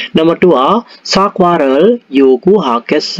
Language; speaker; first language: Korean; non-native, learner; Indonesian